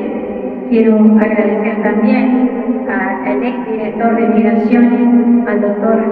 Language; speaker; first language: Spanish; native; Spanish